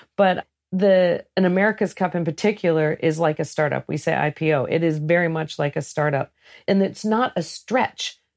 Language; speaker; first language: English; native; English